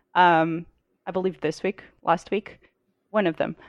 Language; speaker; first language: English; non-native, fluent; Portuguese